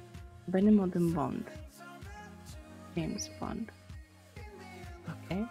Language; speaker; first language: Turkish; non-native, learner; English